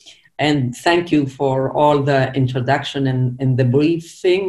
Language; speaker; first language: English; non-native, fluent; Greek